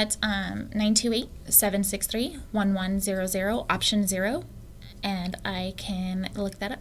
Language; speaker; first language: English; native; English